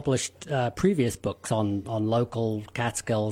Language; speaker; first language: English; native; English